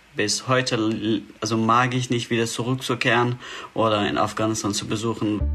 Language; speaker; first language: German; non-native, fluent; Persian